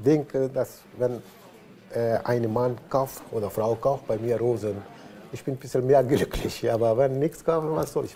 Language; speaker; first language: German; non-native, learner; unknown